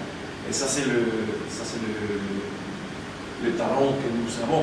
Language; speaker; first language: French; non-native, learner; Spanish